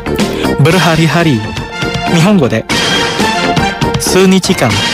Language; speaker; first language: Japanese; non-native, fluent; Indonesian